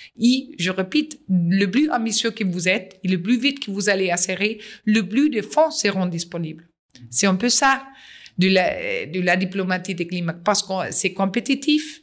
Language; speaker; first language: French; non-native, fluent; German